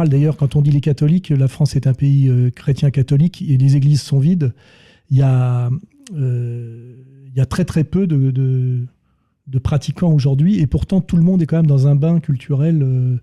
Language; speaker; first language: French; native; French